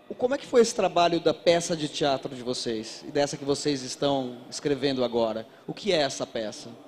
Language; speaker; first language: Portuguese; native; Portuguese